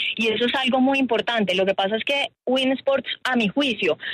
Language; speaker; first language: Spanish; native; Spanish